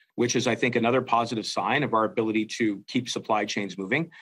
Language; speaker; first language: English; native; English